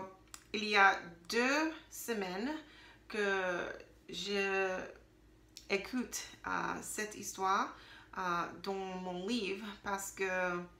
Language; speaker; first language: French; non-native, learner; English